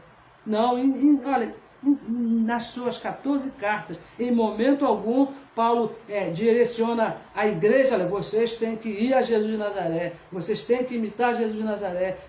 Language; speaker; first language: Portuguese; native; Portuguese